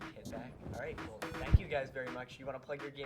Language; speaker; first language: English; native; English